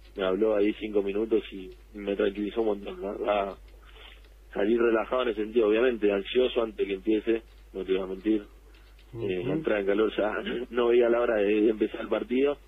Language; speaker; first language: Spanish; native; Spanish